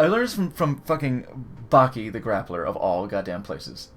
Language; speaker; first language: English; native; English